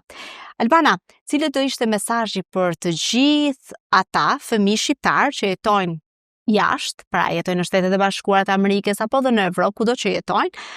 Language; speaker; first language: Albanian; native; Albanian